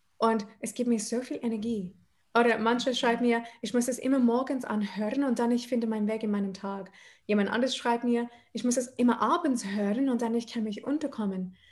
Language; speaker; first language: German; non-native, fluent; English